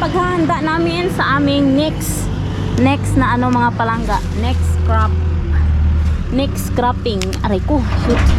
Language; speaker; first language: Filipino; non-native, local second language; Hiligaynon